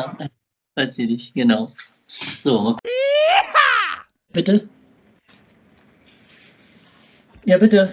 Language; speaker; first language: German; native; German